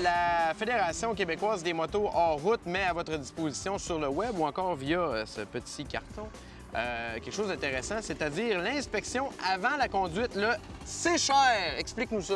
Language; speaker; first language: French; native; French